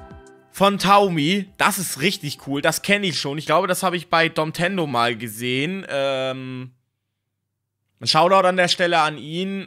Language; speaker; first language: German; native; German